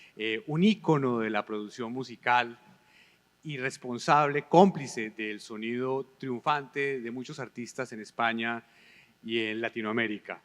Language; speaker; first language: Spanish; native; Spanish